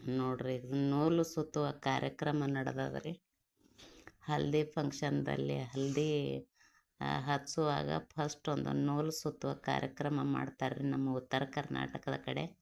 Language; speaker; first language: Kannada; native; Kannada